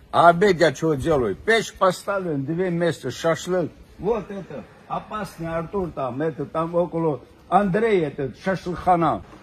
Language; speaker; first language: Russian; non-native, local second language; Armenian